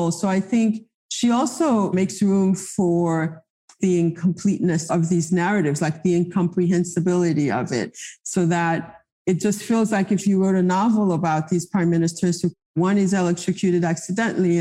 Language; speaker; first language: English; non-native, fluent; Haitian Creole